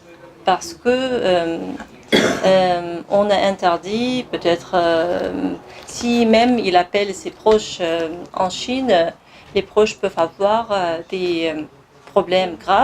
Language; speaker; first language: French; non-native, fluent; Kazakh